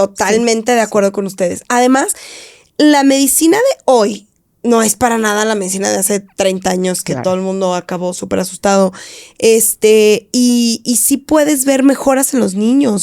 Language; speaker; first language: Spanish; native; Spanish